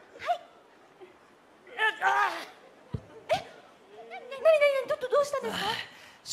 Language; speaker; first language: Japanese; native; Japanese